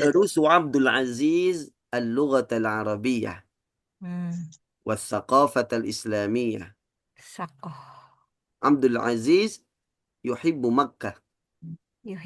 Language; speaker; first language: Arabic; non-native, fluent; Indonesian